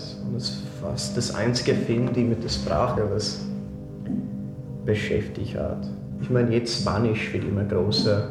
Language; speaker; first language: German; non-native, fluent; English